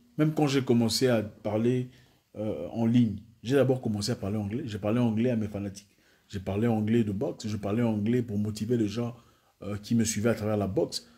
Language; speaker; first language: French; non-native, local second language; Swahili